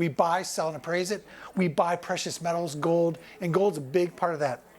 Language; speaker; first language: English; native; English